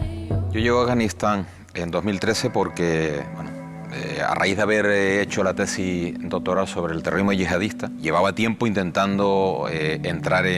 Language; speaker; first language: Spanish; native; Spanish